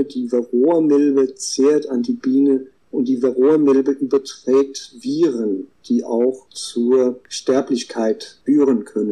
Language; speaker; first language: German; non-native, fluent; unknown